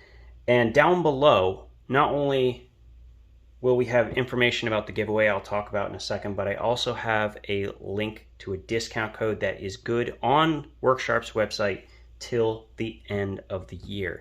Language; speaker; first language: English; native; English